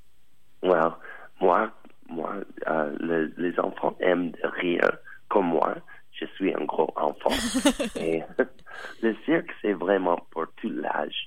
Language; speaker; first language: French; non-native, learner; English